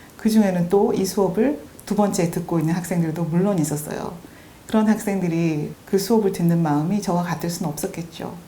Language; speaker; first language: Korean; native; Korean